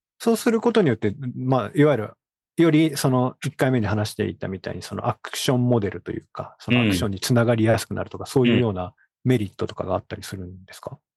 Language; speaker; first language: Japanese; native; Japanese